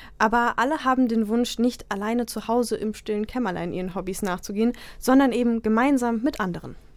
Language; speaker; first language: German; native; German